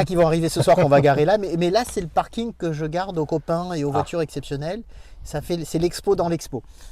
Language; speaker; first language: French; native; French